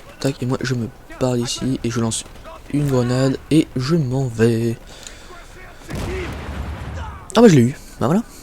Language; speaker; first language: French; native; French